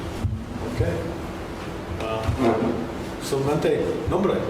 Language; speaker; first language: Spanish; non-native, learner; English